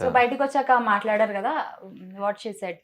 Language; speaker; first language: Telugu; native; Telugu